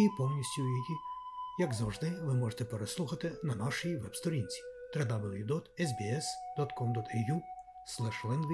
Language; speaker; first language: Ukrainian; native; Ukrainian